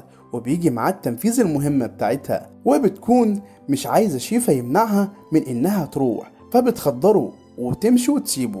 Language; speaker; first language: Arabic; native; Arabic